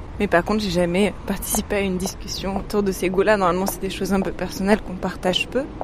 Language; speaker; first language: French; native; French